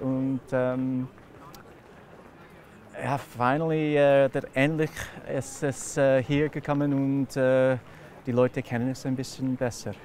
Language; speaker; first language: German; non-native, fluent; English